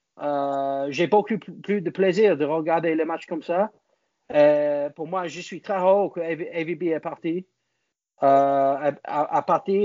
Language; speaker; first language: French; non-native, learner; English